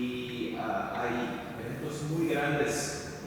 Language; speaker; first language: Spanish; non-native, fluent; Portuguese